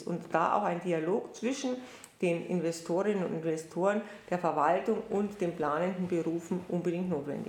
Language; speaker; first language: German; native; German